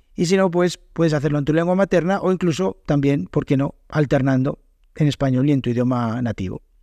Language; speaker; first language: Spanish; native; Spanish